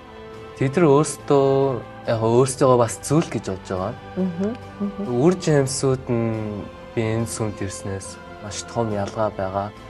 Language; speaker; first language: Mongolian; early bilingual, heritage; Mongolian